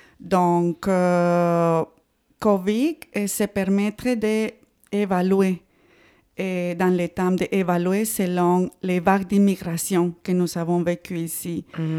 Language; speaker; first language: French; non-native, fluent; Spanish